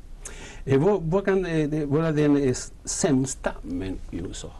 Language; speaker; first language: Swedish; non-native, fluent; Spanish